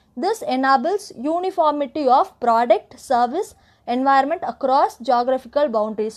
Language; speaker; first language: English; non-native, local second language; Tamil